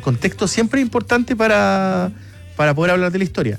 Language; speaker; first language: Spanish; native; Spanish